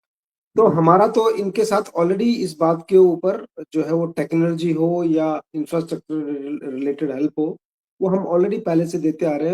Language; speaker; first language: Hindi; native; Hindi